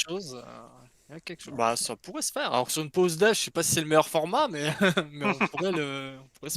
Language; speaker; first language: French; native; French